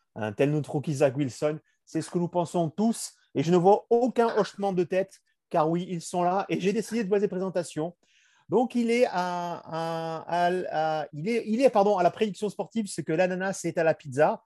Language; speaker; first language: French; native; French